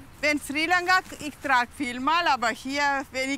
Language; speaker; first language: German; non-native, learner; Tamil